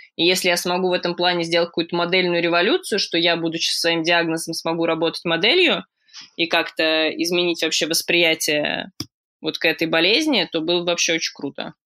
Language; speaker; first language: Russian; native; Russian